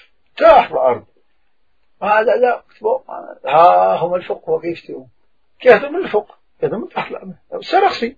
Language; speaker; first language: Arabic; native; Arabic